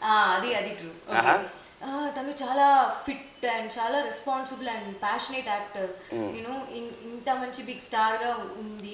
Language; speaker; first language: Telugu; non-native, learner; Tamil